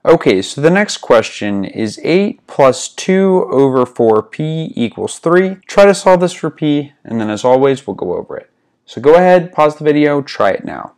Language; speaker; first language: English; native; English